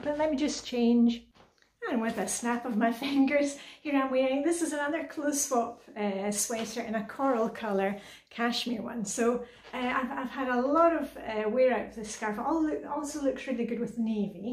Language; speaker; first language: English; native; English